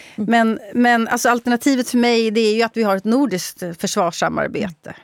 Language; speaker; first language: Swedish; native; Swedish